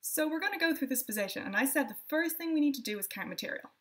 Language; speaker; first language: English; native; English